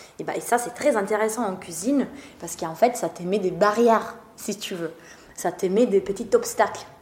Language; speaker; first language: French; non-native, fluent; Italian